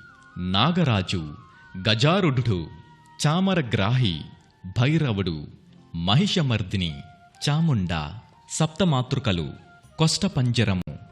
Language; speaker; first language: Telugu; native; Telugu